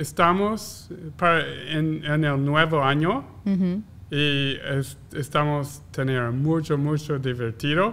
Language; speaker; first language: Spanish; non-native, learner; English